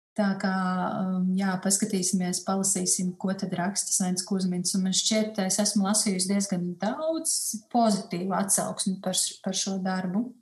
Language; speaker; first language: Latvian; native; Latvian